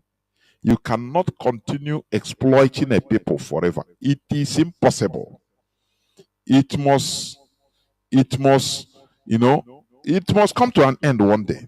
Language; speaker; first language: English; non-native, local second language; Igbo